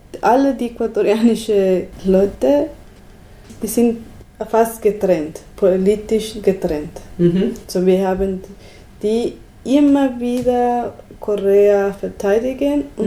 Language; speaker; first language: German; non-native, learner; Spanish